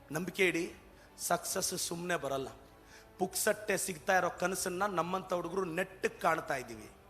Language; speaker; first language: Kannada; native; Kannada